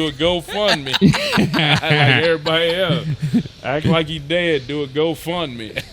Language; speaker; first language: English; native; English